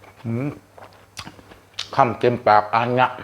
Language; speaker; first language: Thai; non-native, local second language; Northeastern Thai